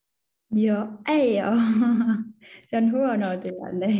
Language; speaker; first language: Finnish; non-native, learner; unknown